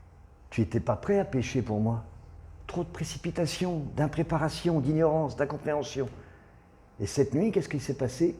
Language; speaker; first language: French; native; French